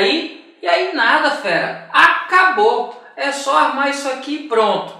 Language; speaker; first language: Portuguese; native; Portuguese